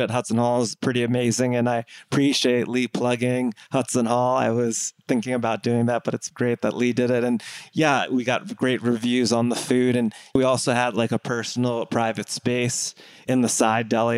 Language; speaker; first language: English; native; English